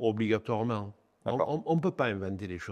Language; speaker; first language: French; native; French